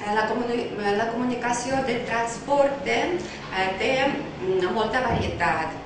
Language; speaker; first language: Catalan; non-native, learner; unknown